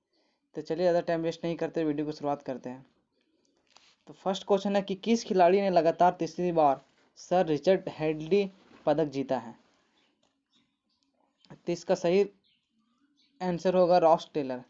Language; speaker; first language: Hindi; native; Hindi